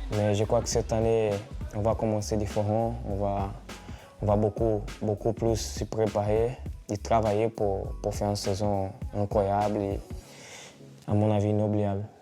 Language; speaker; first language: French; non-native, fluent; Portuguese